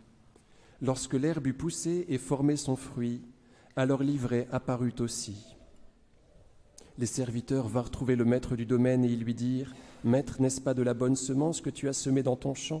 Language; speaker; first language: French; native; French